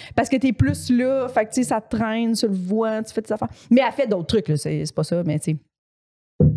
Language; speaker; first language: French; native; French